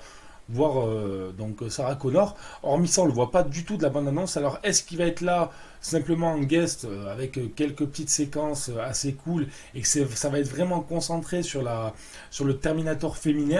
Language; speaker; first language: French; native; French